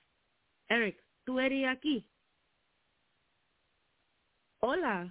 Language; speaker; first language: Spanish; non-native, learner; English